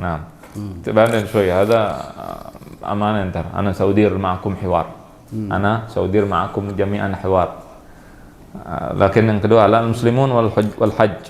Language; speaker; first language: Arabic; non-native, fluent; Indonesian